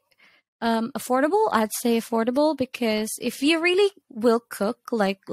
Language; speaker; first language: English; non-native, local second language; Cebuano